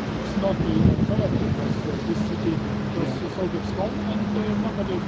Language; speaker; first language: English; non-native, learner; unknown